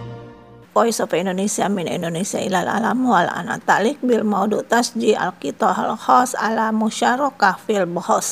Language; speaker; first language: Arabic; non-native, learner; Indonesian